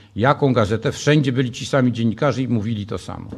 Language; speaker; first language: Polish; native; Polish